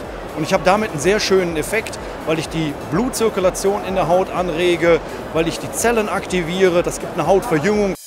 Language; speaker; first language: German; native; German